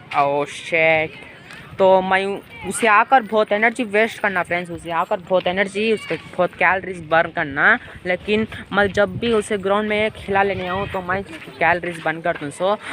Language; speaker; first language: Hindi; non-native, local second language; Urdu